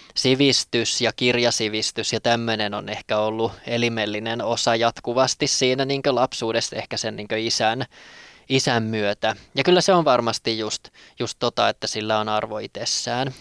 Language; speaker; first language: Finnish; native; Finnish